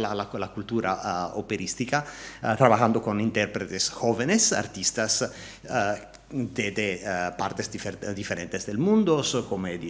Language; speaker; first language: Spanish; non-native, learner; Italian